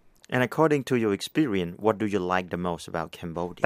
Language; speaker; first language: English; non-native, fluent; Khmer